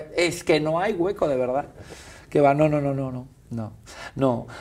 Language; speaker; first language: Spanish; native; Spanish